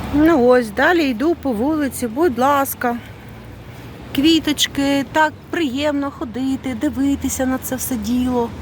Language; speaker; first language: Ukrainian; non-native, local second language; Russian